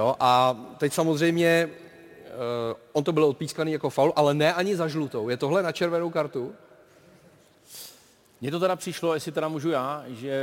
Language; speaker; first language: Czech; native; Czech